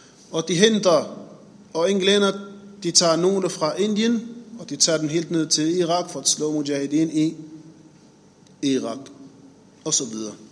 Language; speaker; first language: Danish; non-native, fluent; Arabic